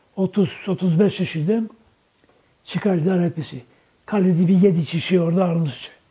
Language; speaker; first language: Turkish; native; Turkish